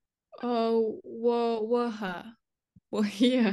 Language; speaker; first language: German; non-native, learner; English